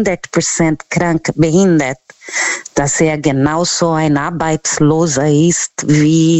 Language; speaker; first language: German; non-native, learner; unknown